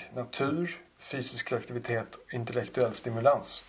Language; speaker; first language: Swedish; native; Swedish